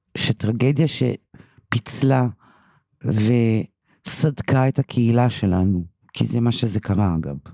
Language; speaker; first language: Hebrew; early bilingual, other home language; English